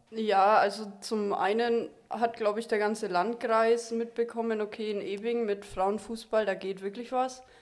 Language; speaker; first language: German; native; German